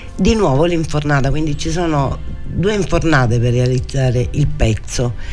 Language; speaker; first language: Italian; native; Italian